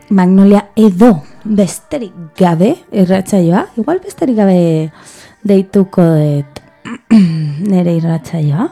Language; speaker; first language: Basque; non-native, learner; Spanish